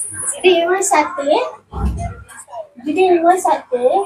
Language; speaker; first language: English; non-native, local second language; Malay